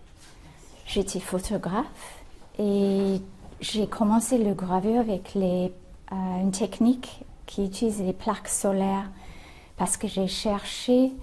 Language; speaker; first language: French; non-native, fluent; English